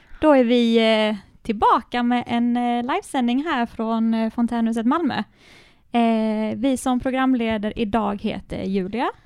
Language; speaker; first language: Swedish; native; Swedish